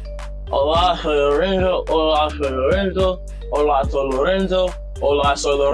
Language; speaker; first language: Spanish; non-native, learner; English